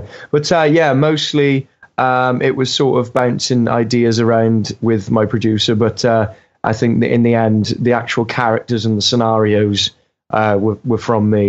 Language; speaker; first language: English; native; English